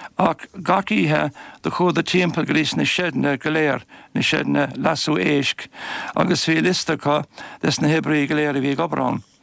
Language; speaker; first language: Irish; native; Irish